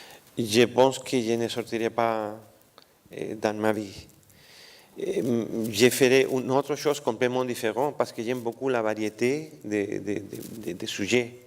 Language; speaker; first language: French; non-native, fluent; Spanish